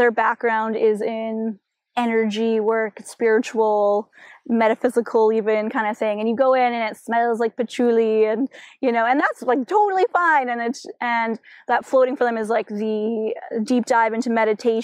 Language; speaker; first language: English; native; English